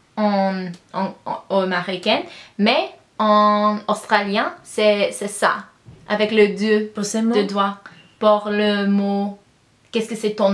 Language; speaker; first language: French; non-native, learner; English